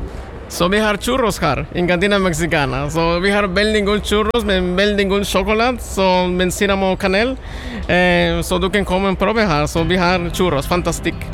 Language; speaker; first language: Norwegian; non-native, learner; Spanish